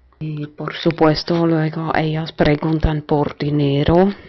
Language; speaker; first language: Spanish; non-native, fluent; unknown